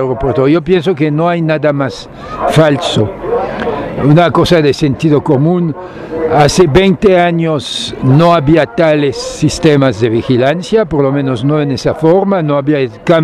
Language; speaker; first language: Spanish; non-native, fluent; French